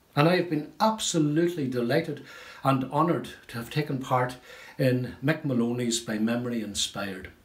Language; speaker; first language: English; native; English